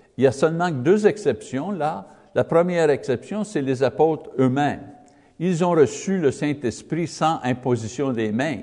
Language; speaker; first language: French; non-native, learner; English